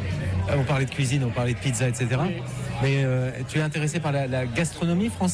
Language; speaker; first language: French; native; French